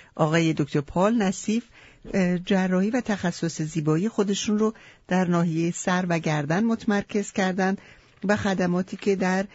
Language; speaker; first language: Persian; native; Persian